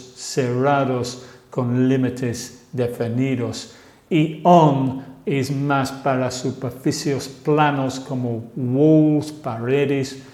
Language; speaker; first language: Spanish; non-native, fluent; English